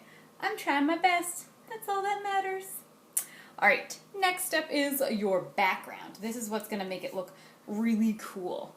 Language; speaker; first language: English; native; English